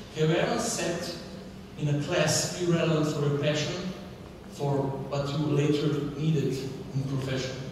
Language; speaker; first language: English; non-native, fluent; Slovenian